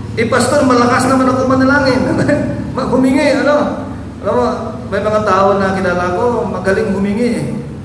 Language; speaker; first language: Filipino; non-native, local second language; Hiligaynon